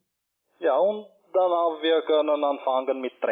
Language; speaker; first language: German; non-native, learner; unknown